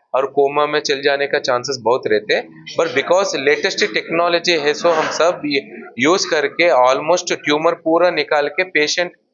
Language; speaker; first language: Hindi; non-native, local second language; Telugu